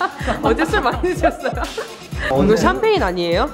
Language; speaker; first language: Korean; native; Korean